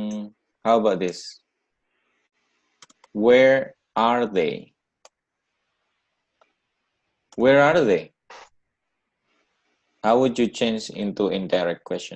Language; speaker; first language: English; non-native, learner; Indonesian